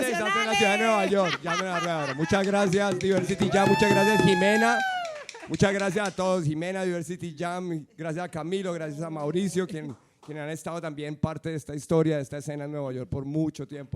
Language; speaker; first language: Spanish; native; Spanish